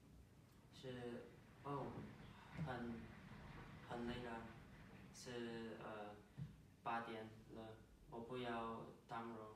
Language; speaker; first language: Chinese; non-native, learner; English